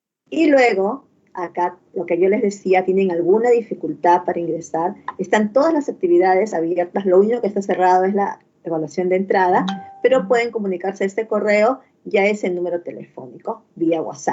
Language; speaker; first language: Spanish; native; Spanish